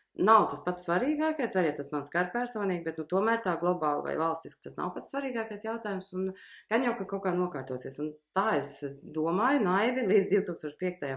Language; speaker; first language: Latvian; early bilingual, heritage; Latvian